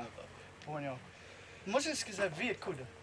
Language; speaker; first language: Russian; non-native, learner; English